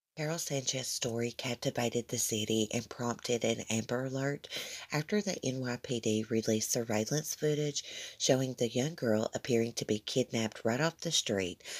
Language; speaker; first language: English; native; English